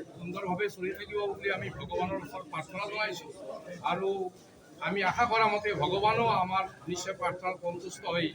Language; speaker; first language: Assamese; native; Assamese